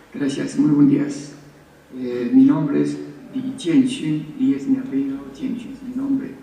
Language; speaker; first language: Spanish; non-native, fluent; Chinese